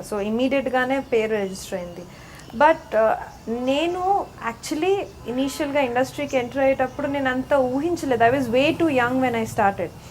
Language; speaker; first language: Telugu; native; Telugu